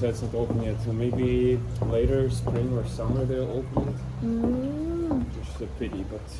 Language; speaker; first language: English; non-native, fluent; German